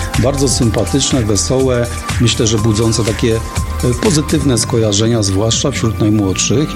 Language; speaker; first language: Polish; native; Polish